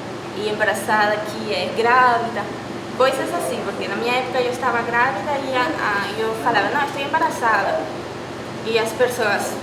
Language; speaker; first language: Portuguese; non-native, fluent; Spanish